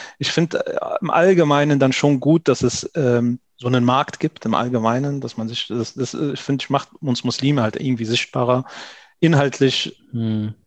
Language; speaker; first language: German; early bilingual, other home language; Arabic